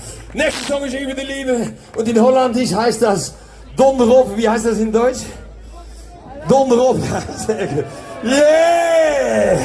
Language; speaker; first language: German; non-native, learner; Dutch